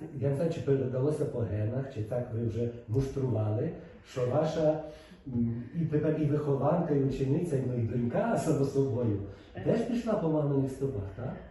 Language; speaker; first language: Ukrainian; native; Ukrainian